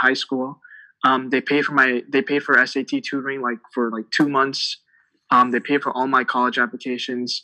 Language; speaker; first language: English; early bilingual, other home language; Tibetan